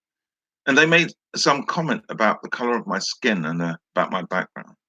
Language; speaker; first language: English; native; English